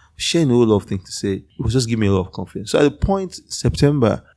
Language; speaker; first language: English; non-native, local second language; Yoruba